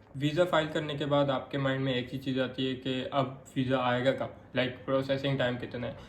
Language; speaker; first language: Urdu; non-native, local second language; Pashto